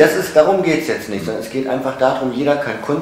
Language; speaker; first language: German; native; German